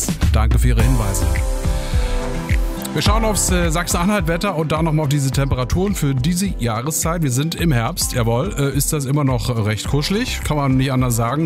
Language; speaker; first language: German; native; German